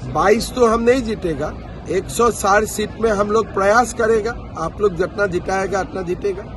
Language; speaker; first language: Hindi; non-native, local second language; Assamese